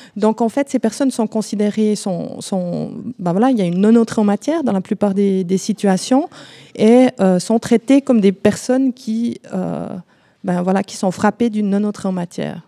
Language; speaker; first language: French; native; French